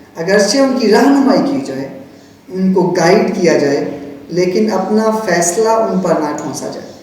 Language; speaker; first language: Urdu; non-native, local second language; Punjabi